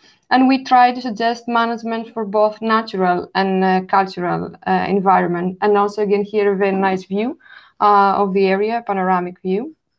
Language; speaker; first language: English; non-native, fluent; Greek